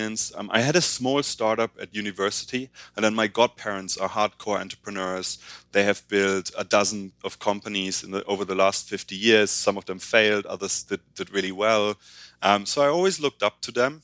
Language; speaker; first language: English; non-native, fluent; German